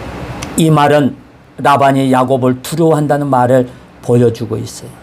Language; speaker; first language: Korean; native; Korean